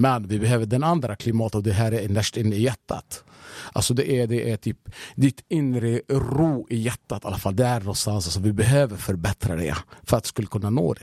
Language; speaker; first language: Swedish; non-native, fluent; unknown